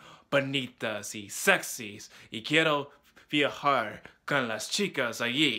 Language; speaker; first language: Spanish; non-native, learner; English